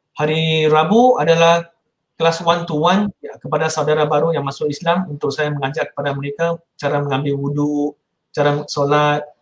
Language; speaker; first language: Malay; non-native, local second language; Min Nan Chinese